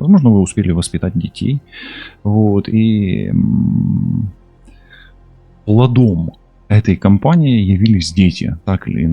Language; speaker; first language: Russian; non-native, local second language; Ukrainian